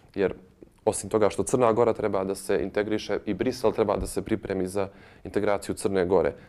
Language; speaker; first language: Bosnian; native; Bosnian